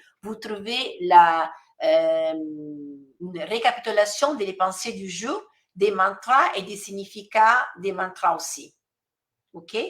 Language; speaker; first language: French; non-native, fluent; Italian